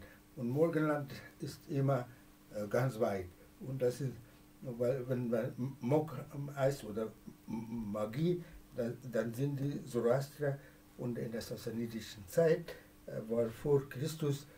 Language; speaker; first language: German; non-native, fluent; Persian